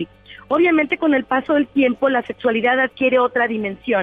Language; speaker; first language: Spanish; native; Spanish